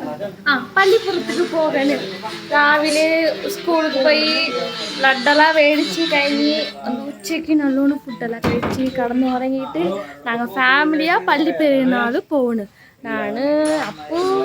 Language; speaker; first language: Malayalam; non-native, learner; Tamil